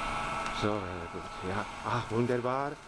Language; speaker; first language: German; non-native, learner; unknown